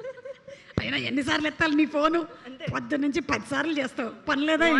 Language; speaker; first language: Telugu; native; Telugu